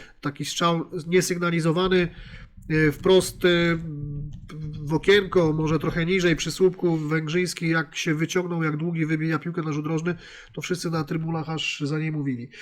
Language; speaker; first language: Polish; native; Polish